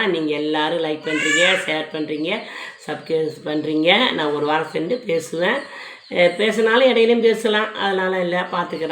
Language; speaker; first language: Tamil; native; Tamil